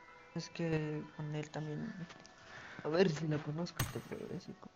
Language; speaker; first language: Spanish; native; Spanish